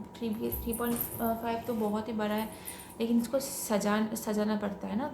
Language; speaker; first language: Hindi; non-native, local second language; Bangla